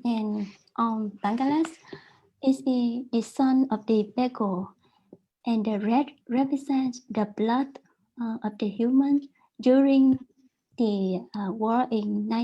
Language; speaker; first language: English; non-native, learner; Vietnamese